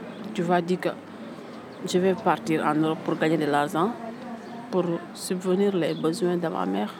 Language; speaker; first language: French; non-native, local second language; Fula